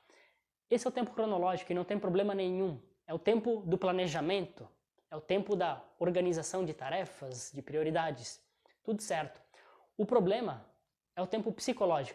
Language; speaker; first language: Portuguese; native; Portuguese